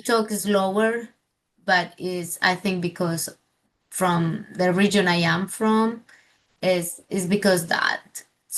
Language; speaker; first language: English; non-native, fluent; Spanish